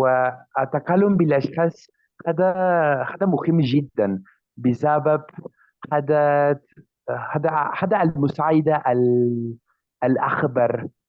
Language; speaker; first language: Arabic; non-native, learner; Spanish